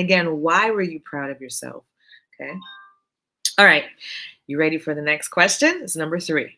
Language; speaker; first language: English; native; English